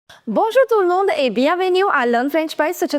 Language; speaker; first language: French; non-native, fluent; Hindi